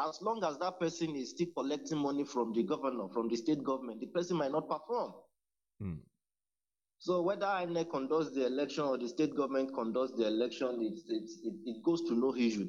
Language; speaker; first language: English; non-native, local second language; Yoruba